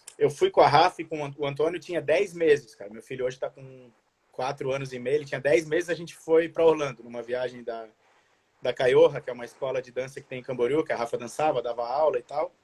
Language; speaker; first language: Portuguese; native; Portuguese